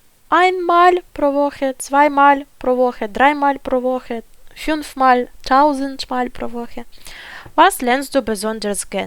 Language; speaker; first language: German; non-native, fluent; Ukrainian